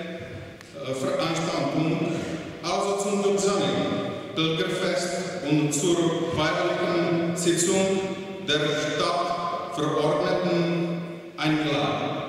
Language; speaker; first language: German; non-native, fluent; Czech